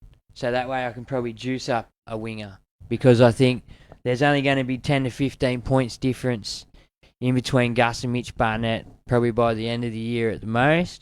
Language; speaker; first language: English; native; English